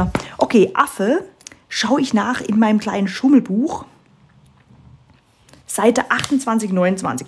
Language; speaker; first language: German; native; German